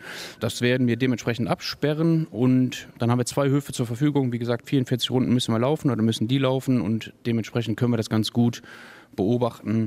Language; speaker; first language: German; native; German